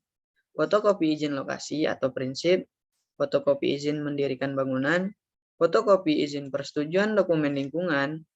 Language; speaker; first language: Indonesian; native; Indonesian